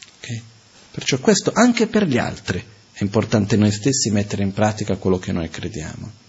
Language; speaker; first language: Italian; non-native, fluent; Portuguese